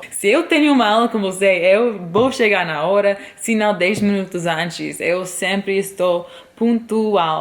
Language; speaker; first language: Portuguese; non-native, fluent; English